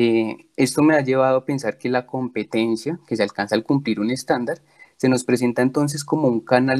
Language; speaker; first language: Spanish; native; Spanish